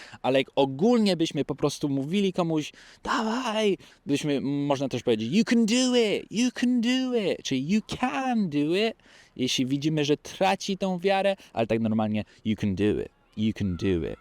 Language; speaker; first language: Polish; early bilingual, heritage; Polish